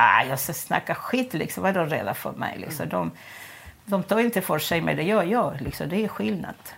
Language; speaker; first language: Swedish; non-native, fluent; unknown